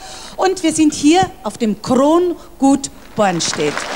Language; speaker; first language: German; native; German